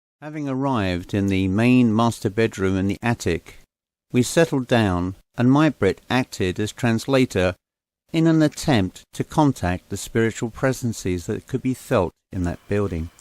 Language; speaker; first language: English; native; English